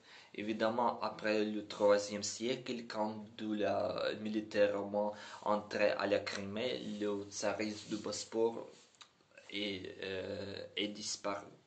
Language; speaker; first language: French; non-native, learner; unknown